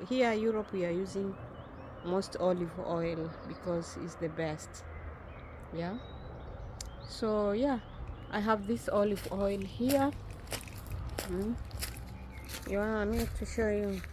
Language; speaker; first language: English; non-native, learner; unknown